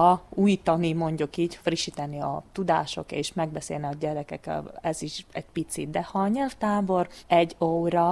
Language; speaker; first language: Hungarian; non-native, local second language; Ukrainian